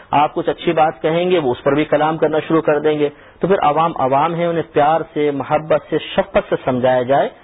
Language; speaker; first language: Urdu; native; Urdu